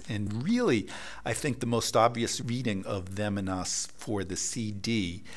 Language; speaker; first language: English; native; English